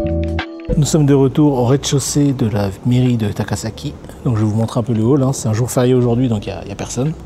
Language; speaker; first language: French; native; French